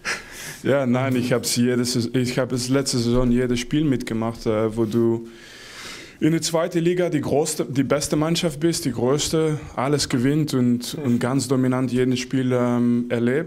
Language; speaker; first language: German; non-native, fluent; Dutch